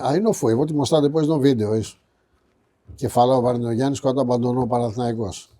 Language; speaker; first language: Portuguese; non-native, fluent; Greek